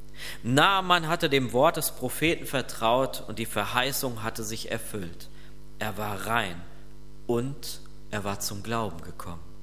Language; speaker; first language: German; native; German